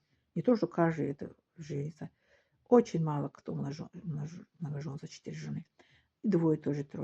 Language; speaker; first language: Russian; non-native, local second language; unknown